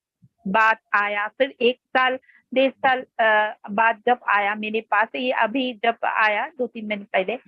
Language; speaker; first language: Hindi; non-native, local second language; Bangla